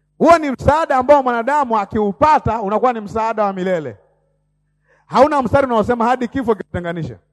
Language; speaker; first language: Swahili; native; Swahili